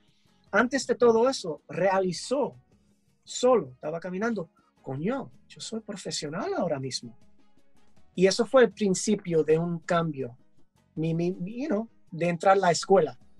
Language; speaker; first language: Spanish; early bilingual, heritage; English